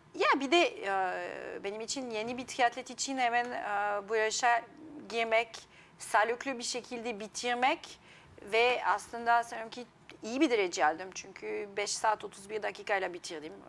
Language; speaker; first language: Turkish; non-native, fluent; French